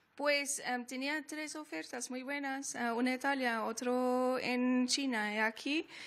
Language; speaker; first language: Spanish; non-native, fluent; English